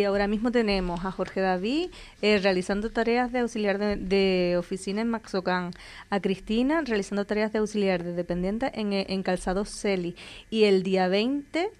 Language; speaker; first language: Spanish; native; Spanish